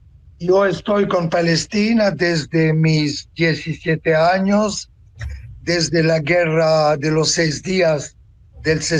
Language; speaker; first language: Spanish; non-native, fluent; Italian